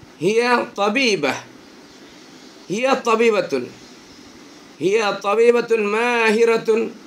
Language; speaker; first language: Arabic; non-native, fluent; Bangla